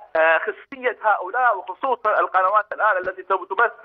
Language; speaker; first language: Arabic; native; Arabic